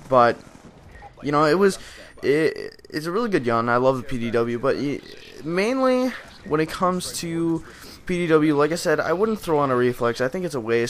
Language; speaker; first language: English; native; English